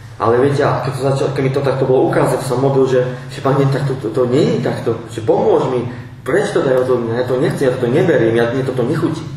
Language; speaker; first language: Slovak; non-native, local second language; Romany